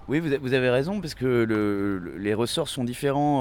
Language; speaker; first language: French; native; French